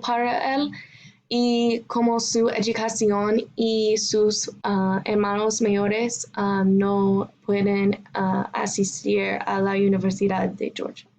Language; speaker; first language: Spanish; non-native, learner; English